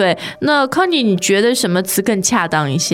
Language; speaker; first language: Chinese; native; Chinese